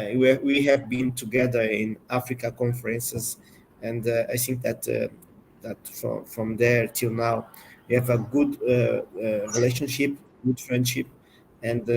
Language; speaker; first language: English; non-native, learner; Portuguese